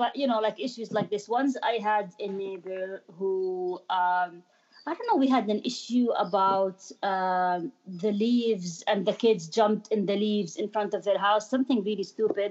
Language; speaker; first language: English; non-native, fluent; Arabic